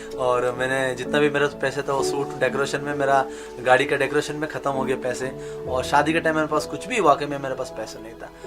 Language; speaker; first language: Hindi; non-native, local second language; Kannada